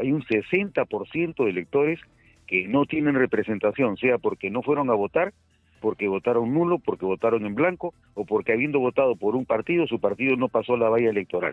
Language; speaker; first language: Spanish; native; Spanish